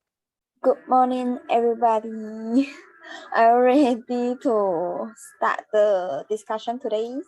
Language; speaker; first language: English; non-native, learner; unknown